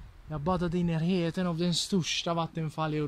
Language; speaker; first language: Swedish; non-native, fluent; Italian